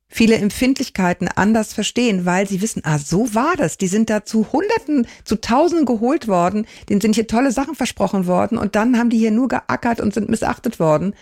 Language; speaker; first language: German; native; German